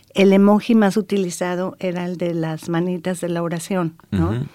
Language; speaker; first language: Spanish; native; Spanish